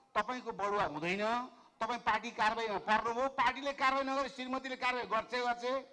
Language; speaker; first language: Nepali; native; Nepali